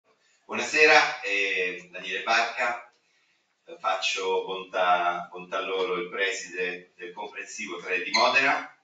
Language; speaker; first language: Italian; native; Italian